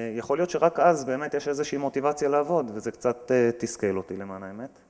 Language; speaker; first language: Hebrew; native; Hebrew